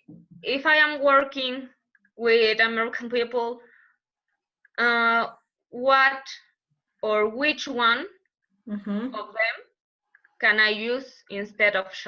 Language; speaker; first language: English; non-native, learner; Spanish